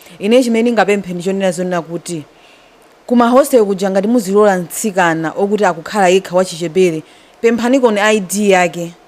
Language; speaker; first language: Nyanja; native; Nyanja